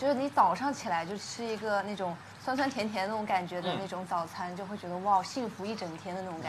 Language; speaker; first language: Chinese; native; Chinese